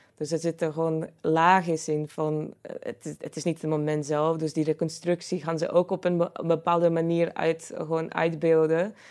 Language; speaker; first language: Dutch; non-native, fluent; Croatian